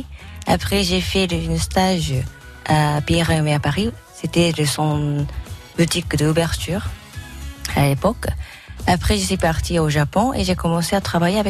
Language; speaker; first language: French; non-native, learner; Japanese